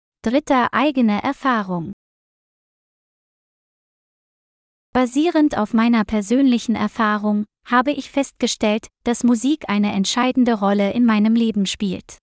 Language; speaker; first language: German; non-native, learner; Vietnamese